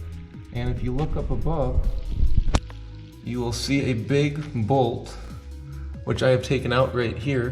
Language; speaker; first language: English; native; English